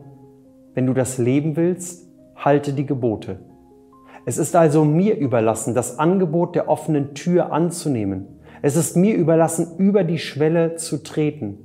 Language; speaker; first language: German; native; German